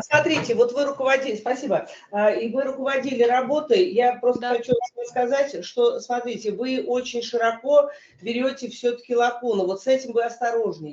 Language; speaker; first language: Russian; native; Russian